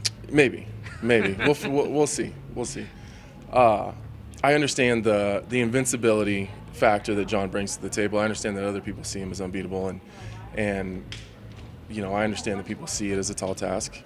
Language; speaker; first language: English; native; English